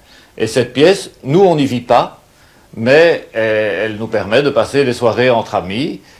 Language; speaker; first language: French; native; French